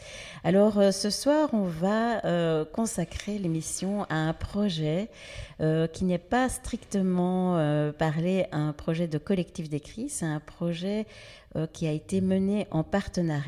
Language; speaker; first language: French; native; French